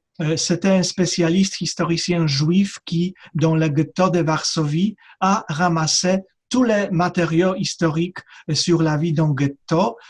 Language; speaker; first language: French; non-native, fluent; Polish